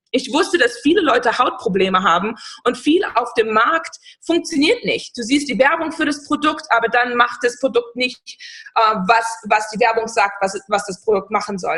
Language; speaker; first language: German; non-native, fluent; English